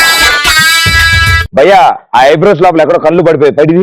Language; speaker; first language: Telugu; native; Telugu